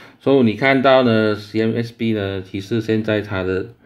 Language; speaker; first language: Chinese; native; Chinese